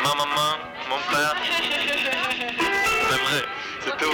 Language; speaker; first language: French; non-native, fluent; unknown